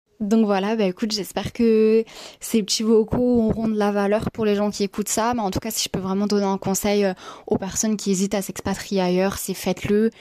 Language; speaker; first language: French; native; French